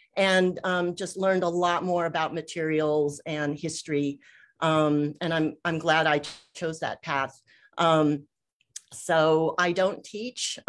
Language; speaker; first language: English; native; English